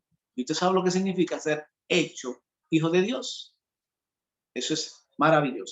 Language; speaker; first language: Spanish; native; Spanish